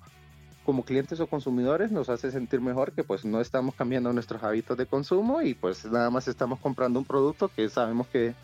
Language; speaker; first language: Spanish; native; Spanish